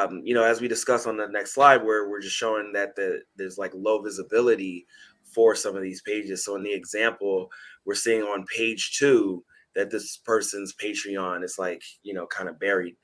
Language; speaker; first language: English; native; English